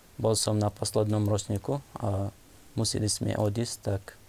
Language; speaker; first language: Slovak; non-native, learner; Arabic